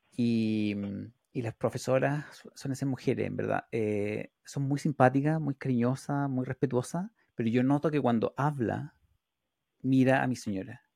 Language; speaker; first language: Spanish; native; Spanish